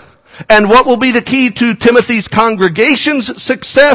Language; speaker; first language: English; native; English